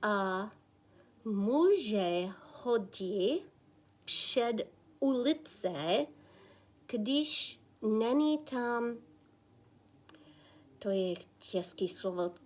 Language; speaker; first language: Czech; non-native, learner; English